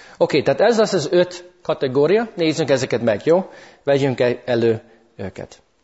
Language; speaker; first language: Hungarian; early bilingual, heritage; English